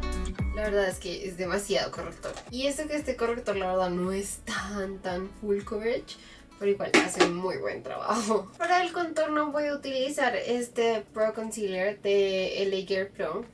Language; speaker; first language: Spanish; native; Spanish